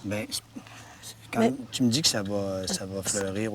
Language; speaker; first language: French; native; French